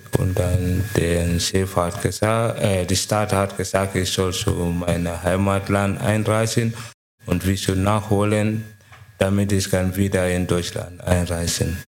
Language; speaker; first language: German; non-native, learner; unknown